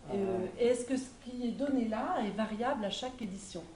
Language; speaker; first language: French; native; French